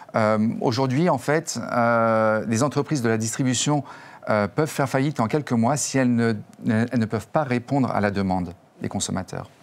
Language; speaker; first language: French; native; French